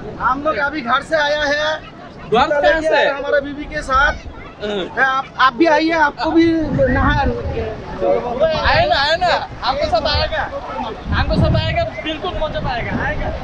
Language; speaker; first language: Hindi; non-native, local second language; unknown